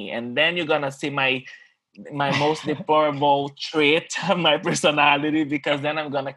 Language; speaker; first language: English; non-native, fluent; Portuguese